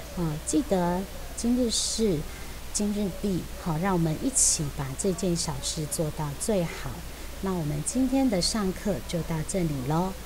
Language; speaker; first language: Chinese; native; Chinese